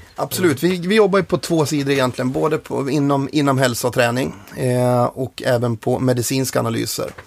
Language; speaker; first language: Swedish; native; Swedish